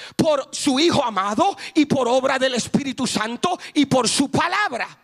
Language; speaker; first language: Spanish; early bilingual, heritage; Spanish